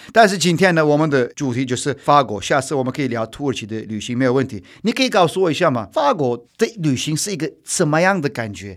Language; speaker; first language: Chinese; non-native, fluent; Turkish